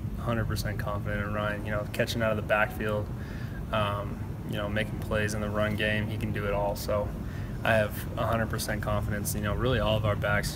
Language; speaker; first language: English; native; English